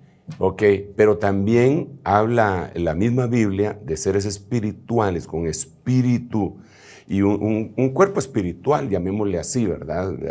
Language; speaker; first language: Spanish; native; Spanish